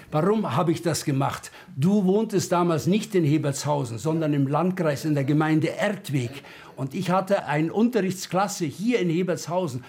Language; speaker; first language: German; native; German